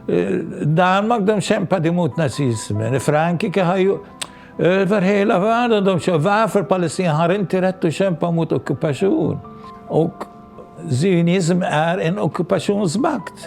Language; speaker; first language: Swedish; non-native, local second language; Arabic